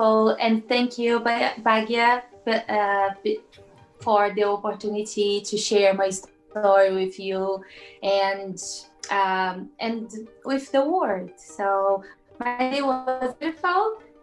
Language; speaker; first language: English; non-native, learner; Portuguese